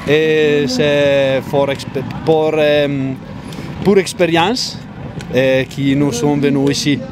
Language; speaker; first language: French; non-native, learner; Italian